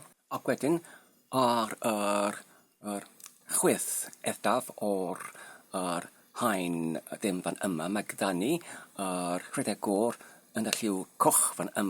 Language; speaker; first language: Welsh; non-native, learner; Polish